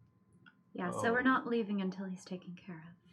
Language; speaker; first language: English; native; English